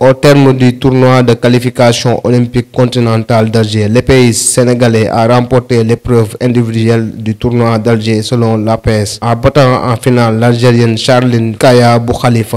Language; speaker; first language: French; non-native, local second language; Wolof